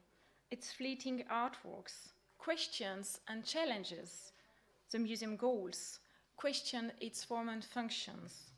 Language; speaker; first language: English; non-native, fluent; French